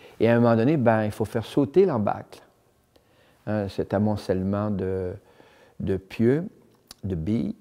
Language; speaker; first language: French; native; French